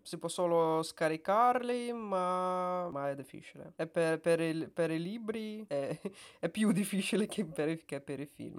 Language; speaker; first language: Italian; non-native, learner; Russian